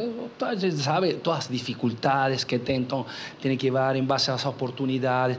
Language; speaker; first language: Portuguese; non-native, local second language; Spanish